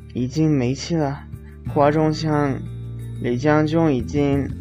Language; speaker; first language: Chinese; non-native, learner; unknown